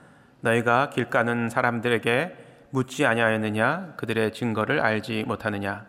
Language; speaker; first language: Korean; native; Korean